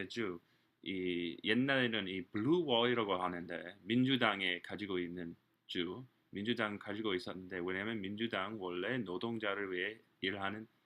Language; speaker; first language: Korean; non-native, fluent; English